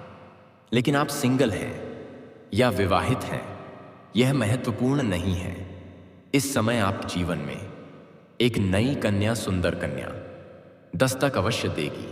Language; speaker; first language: Hindi; native; Hindi